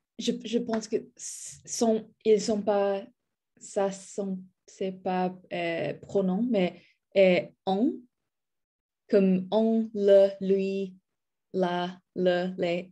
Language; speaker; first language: French; non-native, learner; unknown